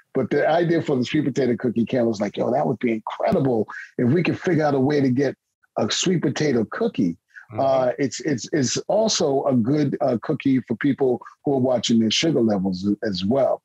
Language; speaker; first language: English; native; English